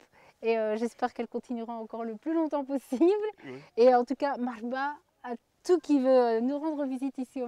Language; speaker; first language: French; native; French